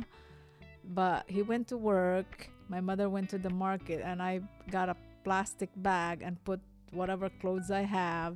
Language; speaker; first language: English; non-native, local second language; Hiligaynon